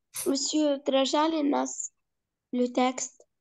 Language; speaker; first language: French; non-native, learner; Arabic